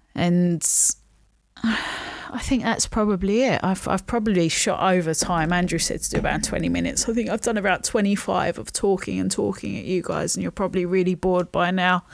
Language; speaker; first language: English; native; English